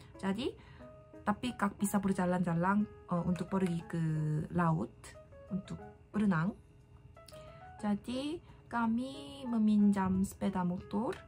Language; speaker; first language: Indonesian; non-native, learner; Korean